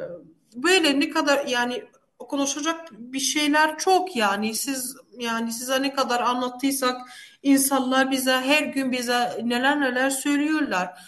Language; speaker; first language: Turkish; non-native, fluent; Arabic